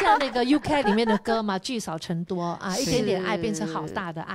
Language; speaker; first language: Chinese; native; Chinese